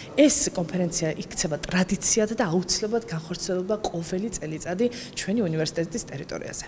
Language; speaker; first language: Georgian; native; Georgian